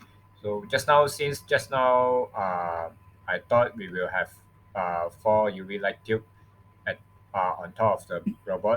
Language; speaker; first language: English; non-native, local second language; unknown